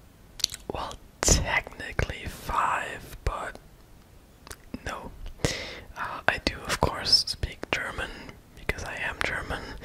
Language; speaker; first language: English; non-native, fluent; German